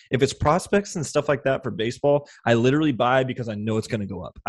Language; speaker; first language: English; native; English